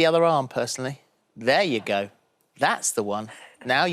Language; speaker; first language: English; native; English